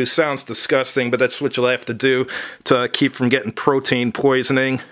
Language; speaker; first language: English; native; English